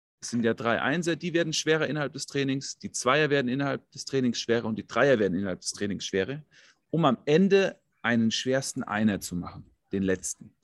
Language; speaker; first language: German; native; German